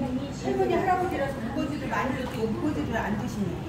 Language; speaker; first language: Korean; native; Korean